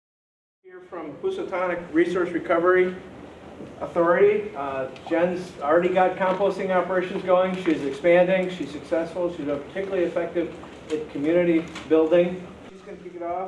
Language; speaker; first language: English; native; English